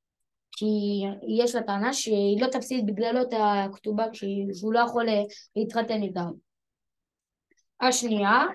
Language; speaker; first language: Hebrew; early bilingual, other home language; French